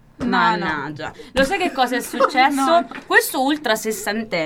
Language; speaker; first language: Italian; native; Italian